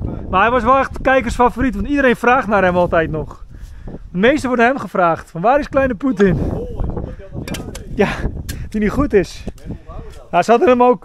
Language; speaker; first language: Dutch; native; Dutch